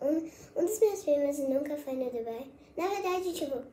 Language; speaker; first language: Portuguese; early bilingual, heritage; Portuguese